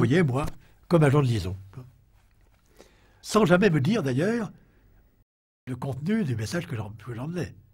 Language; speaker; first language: French; native; French